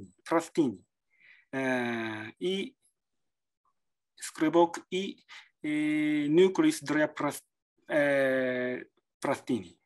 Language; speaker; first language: Russian; non-native, learner; Japanese